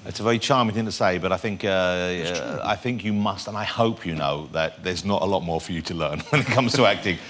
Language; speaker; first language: English; native; English